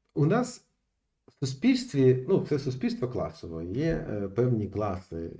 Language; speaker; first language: Ukrainian; non-native, local second language; Russian